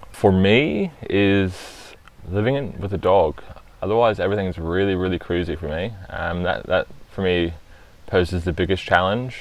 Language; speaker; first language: English; early bilingual, other home language; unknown